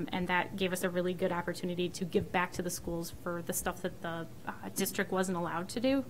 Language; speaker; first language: English; native; English